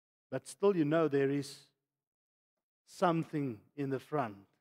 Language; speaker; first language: English; non-native, local second language; Afrikaans